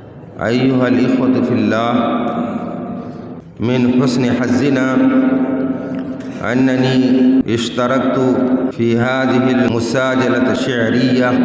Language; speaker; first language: Arabic; non-native, fluent; Urdu